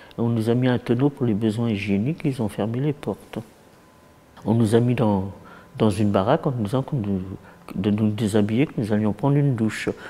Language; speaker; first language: French; early bilingual, other home language; Yiddish